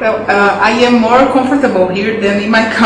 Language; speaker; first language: English; non-native, fluent; Portuguese